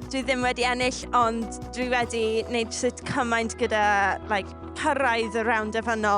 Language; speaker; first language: Welsh; non-native, fluent; English